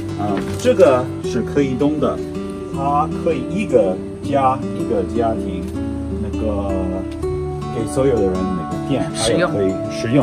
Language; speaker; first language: Chinese; non-native, learner; English